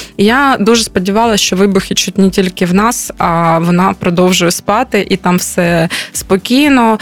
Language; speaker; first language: Ukrainian; native; Ukrainian